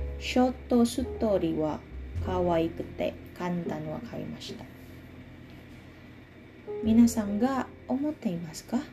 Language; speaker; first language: Japanese; non-native, learner; Indonesian